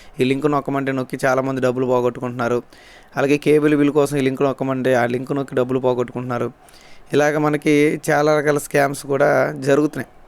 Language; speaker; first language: Telugu; native; Telugu